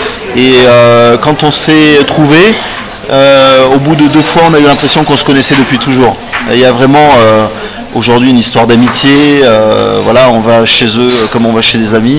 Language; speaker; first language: French; native; French